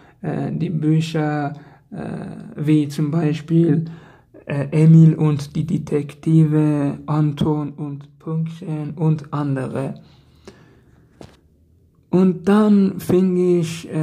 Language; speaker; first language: German; non-native, learner; Persian